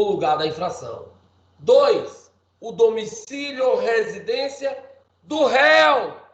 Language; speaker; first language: Portuguese; native; Portuguese